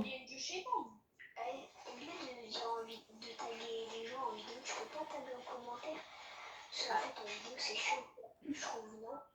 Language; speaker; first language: French; native; French